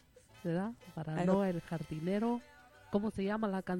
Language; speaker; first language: Spanish; native; Spanish